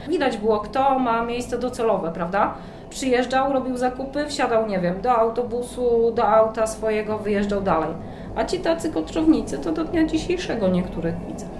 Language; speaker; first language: Polish; native; Polish